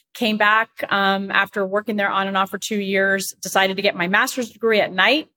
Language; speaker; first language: English; native; English